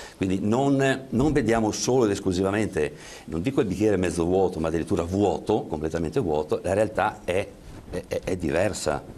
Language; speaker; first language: Italian; native; Italian